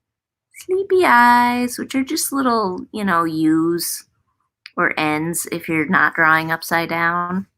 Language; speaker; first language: English; native; English